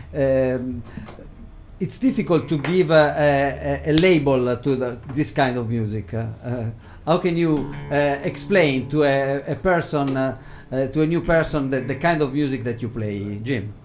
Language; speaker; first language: English; non-native, learner; Italian